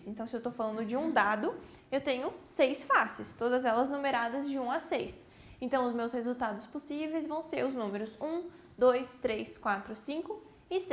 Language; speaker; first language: Portuguese; native; Portuguese